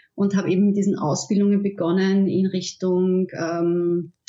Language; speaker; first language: German; native; German